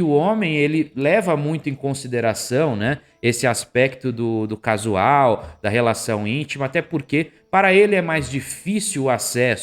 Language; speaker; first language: Portuguese; native; Portuguese